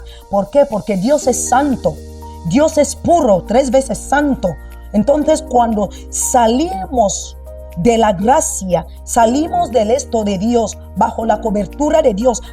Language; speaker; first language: Spanish; non-native, local second language; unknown